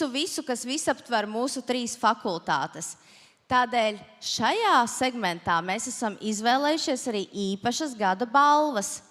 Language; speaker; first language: Latvian; native; Latvian